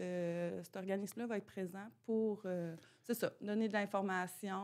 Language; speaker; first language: French; native; French